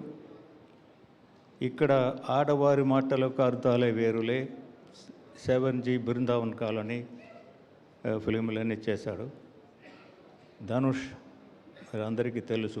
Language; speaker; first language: Telugu; non-native, learner; Tamil